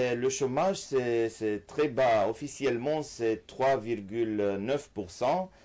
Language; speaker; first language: French; non-native, fluent; Romanian